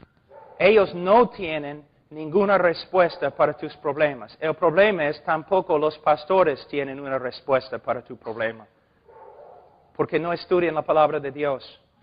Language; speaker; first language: Spanish; non-native, fluent; English